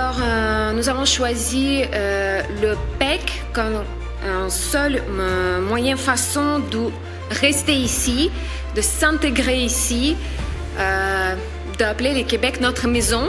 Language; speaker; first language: French; non-native, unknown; Ukrainian